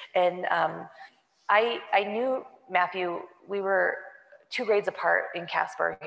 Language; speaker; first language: English; native; English